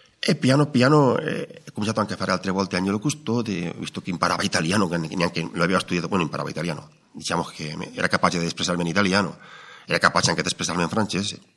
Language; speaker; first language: Italian; non-native, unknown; Spanish